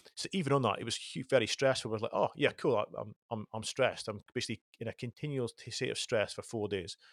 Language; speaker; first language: English; native; English